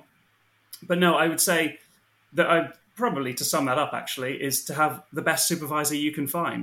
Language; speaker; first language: English; native; English